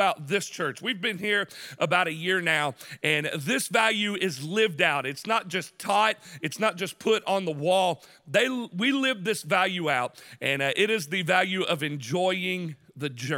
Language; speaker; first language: English; native; English